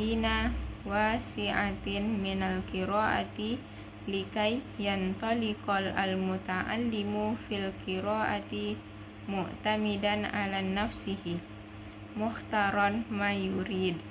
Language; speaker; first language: Arabic; non-native, learner; Indonesian